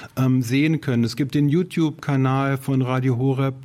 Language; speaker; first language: German; native; German